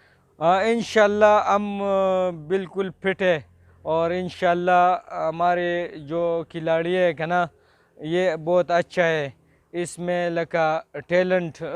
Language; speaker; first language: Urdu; non-native, local second language; Pashto